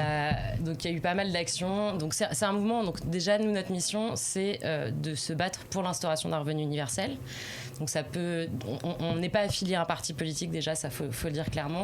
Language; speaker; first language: French; native; French